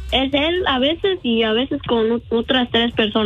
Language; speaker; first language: Spanish; early bilingual, heritage; Spanish